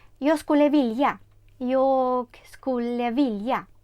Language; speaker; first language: Swedish; non-native, fluent; Ukrainian